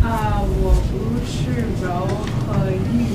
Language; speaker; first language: Chinese; non-native, learner; English